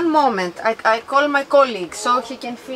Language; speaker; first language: English; non-native, fluent; Greek